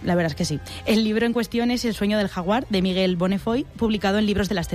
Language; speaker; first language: Spanish; native; Spanish